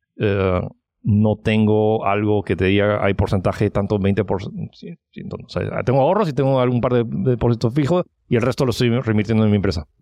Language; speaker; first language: Spanish; early bilingual, other home language; French